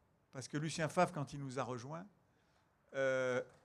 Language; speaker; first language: French; native; French